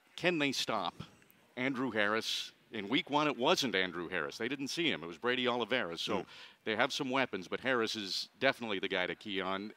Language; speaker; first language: English; native; English